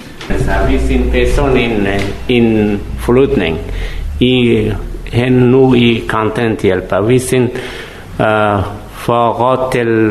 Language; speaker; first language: Danish; non-native, learner; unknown